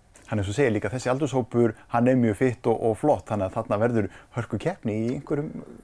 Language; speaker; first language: Icelandic; native; Icelandic